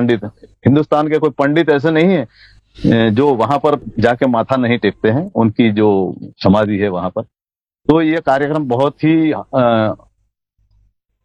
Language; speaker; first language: Hindi; non-native, local second language; Gujarati